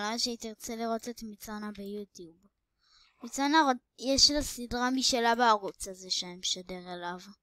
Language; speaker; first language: Hebrew; native; Hebrew